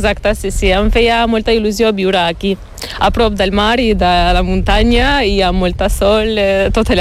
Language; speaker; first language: Catalan; non-native, learner; Ukrainian